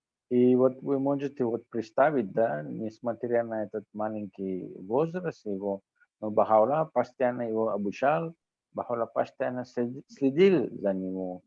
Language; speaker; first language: Russian; non-native, fluent; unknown